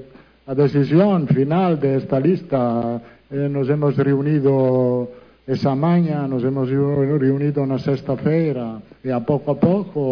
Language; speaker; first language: Portuguese; non-native, fluent; Italian